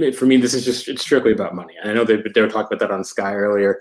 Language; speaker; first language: English; native; English